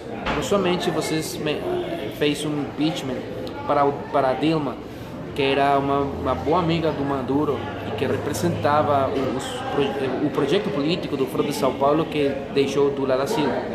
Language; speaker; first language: Portuguese; non-native, fluent; Spanish